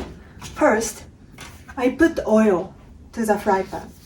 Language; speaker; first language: English; non-native, learner; Japanese